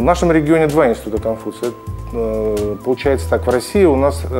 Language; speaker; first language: Russian; native; Russian